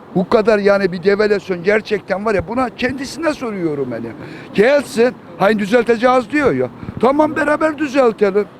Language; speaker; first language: Turkish; native; Turkish